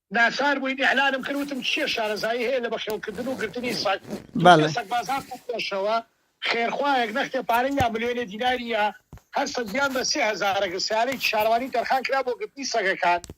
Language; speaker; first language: Central Kurdish; native; Central Kurdish